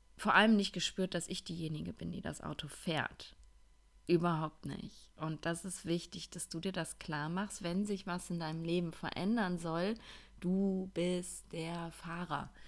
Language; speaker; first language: German; native; German